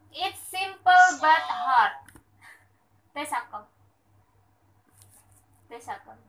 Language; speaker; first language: English; non-native, learner; Indonesian